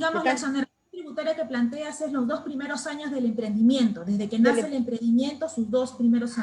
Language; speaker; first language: Spanish; native; Spanish